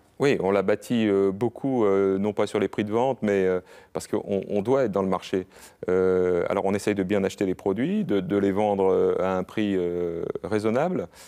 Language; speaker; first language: French; native; French